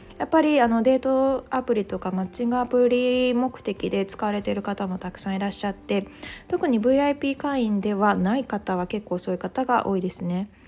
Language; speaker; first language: Japanese; native; Japanese